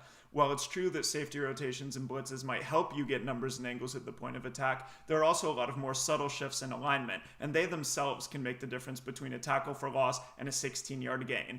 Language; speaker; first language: English; native; English